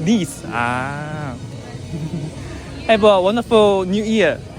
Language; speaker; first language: English; non-native, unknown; Korean